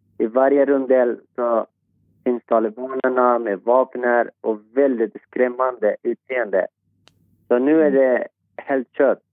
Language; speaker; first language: Swedish; non-native, fluent; Persian